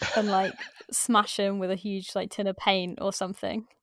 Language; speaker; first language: English; native; English